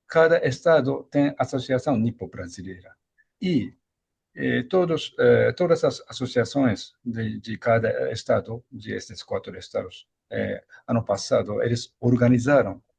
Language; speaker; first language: Portuguese; non-native, fluent; Japanese